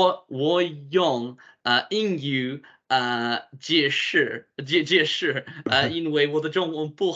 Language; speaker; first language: Chinese; non-native, learner; English